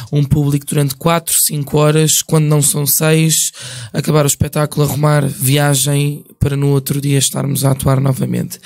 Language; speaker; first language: Portuguese; early bilingual, other home language; English